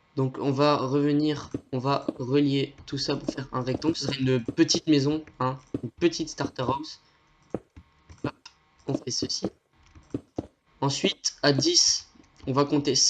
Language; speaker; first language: French; native; French